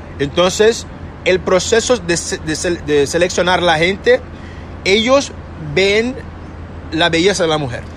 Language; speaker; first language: Spanish; non-native, fluent; Portuguese